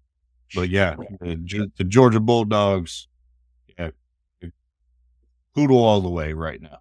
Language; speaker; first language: English; native; English